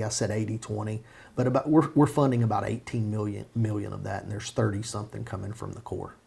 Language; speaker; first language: English; native; English